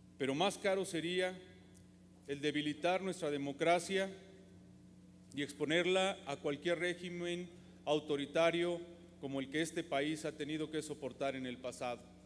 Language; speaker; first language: Spanish; native; Spanish